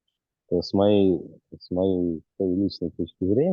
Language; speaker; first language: Russian; native; Russian